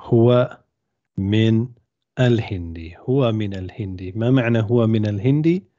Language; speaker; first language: Arabic; non-native, fluent; English